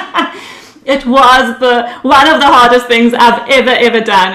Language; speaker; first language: English; early bilingual, other home language; Hebrew